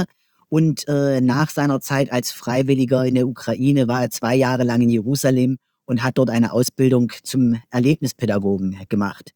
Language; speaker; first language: German; native; German